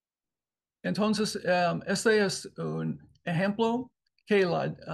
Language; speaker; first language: Spanish; non-native, learner; English